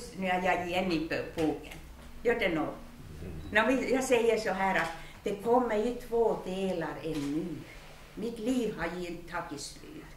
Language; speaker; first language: Swedish; early bilingual, heritage; Finnish